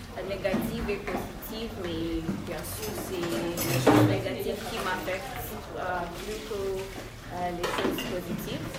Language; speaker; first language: French; non-native, learner; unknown